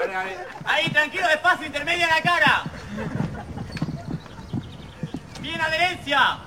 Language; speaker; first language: Spanish; native; Spanish